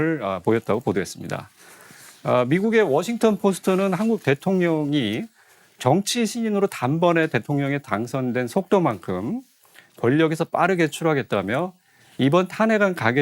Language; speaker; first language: Korean; native; Korean